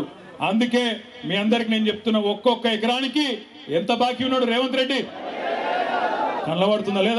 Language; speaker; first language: Telugu; native; Telugu